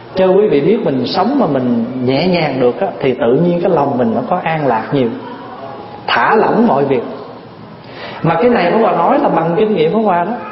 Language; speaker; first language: Vietnamese; early bilingual, heritage; Vietnamese